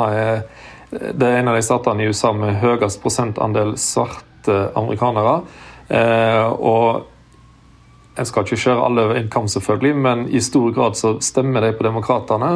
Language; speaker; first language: Norwegian; native; Norwegian